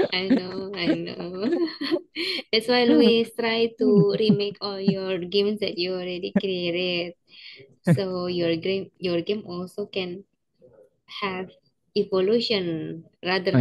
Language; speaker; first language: English; non-native, fluent; Indonesian